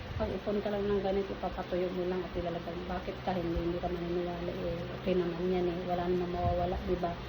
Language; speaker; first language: Filipino; non-native, local second language; Iloko